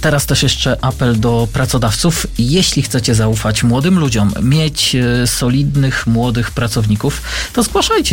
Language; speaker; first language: Polish; native; Polish